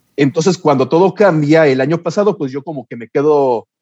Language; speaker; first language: Spanish; early bilingual, heritage; Spanish